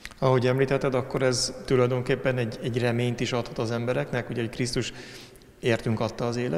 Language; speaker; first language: Hungarian; native; Hungarian